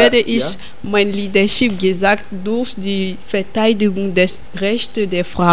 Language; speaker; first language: German; non-native, learner; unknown